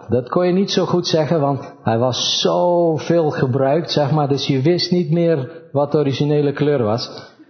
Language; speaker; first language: Dutch; early bilingual, other home language; Romanian